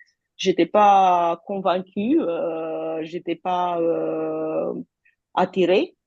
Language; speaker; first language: French; non-native, fluent; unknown